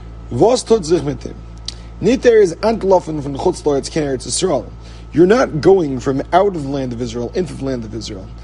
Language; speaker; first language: English; native; English